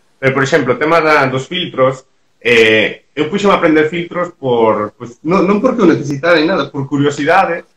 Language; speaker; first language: Galician; native; Galician